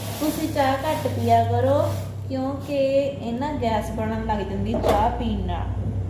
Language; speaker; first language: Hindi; non-native, local second language; Punjabi